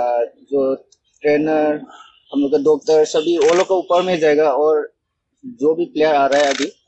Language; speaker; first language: Hindi; non-native, local second language; Manipuri